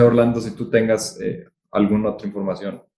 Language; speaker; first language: Spanish; native; Spanish